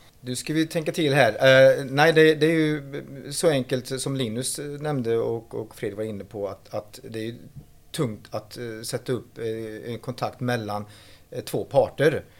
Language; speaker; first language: Swedish; non-native, fluent; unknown